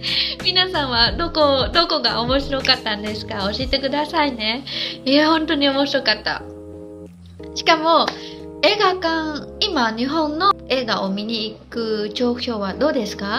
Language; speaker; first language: Japanese; non-native, fluent; Khmer